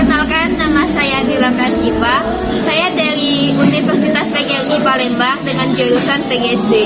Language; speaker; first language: Indonesian; non-native, local second language; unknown